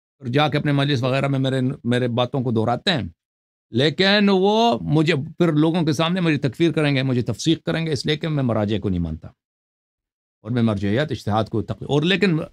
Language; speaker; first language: Urdu; non-native, fluent; Persian